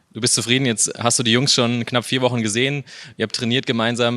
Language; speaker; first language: German; native; German